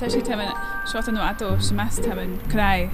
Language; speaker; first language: Japanese; non-native, learner; English